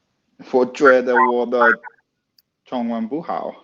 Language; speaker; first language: Chinese; non-native, learner; Swedish